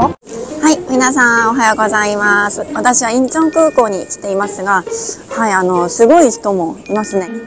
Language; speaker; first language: Japanese; non-native, fluent; Korean